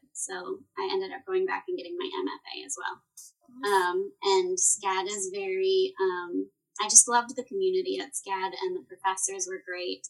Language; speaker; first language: English; native; English